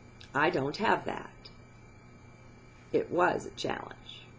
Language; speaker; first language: English; native; English